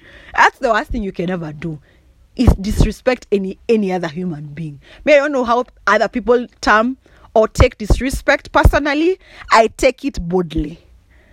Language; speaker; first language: English; non-native, local second language; Kikuyu